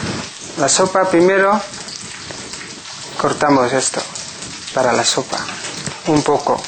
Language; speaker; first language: Spanish; non-native, learner; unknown